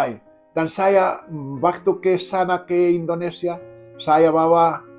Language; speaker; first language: Indonesian; non-native, fluent; Spanish